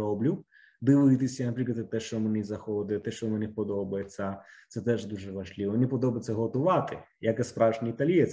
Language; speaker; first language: Ukrainian; non-native, fluent; Italian